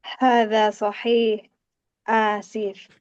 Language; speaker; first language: Arabic; non-native, learner; Indonesian